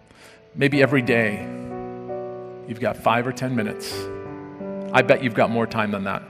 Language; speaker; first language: English; native; English